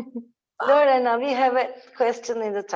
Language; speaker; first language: English; non-native, learner; Turkish